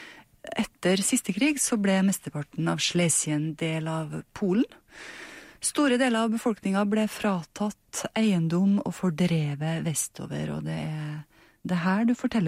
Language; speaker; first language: Norwegian; native; Norwegian